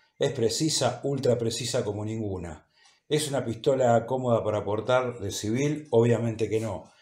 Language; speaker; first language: Spanish; native; Spanish